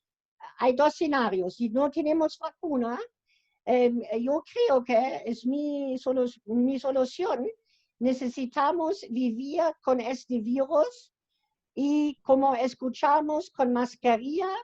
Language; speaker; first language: Spanish; non-native, fluent; German